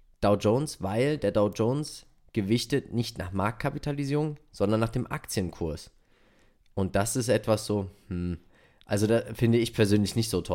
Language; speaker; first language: German; native; German